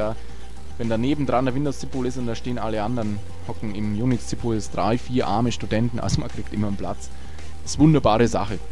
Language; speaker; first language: German; native; German